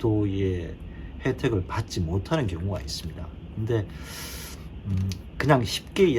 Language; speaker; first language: Korean; native; Korean